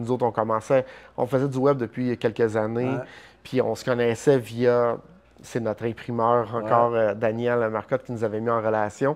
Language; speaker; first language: French; native; French